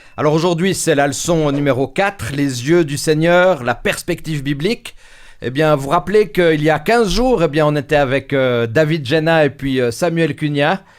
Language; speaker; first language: French; native; French